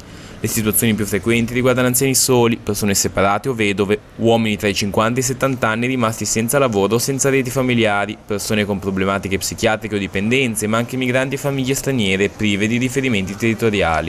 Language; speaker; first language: Italian; native; Italian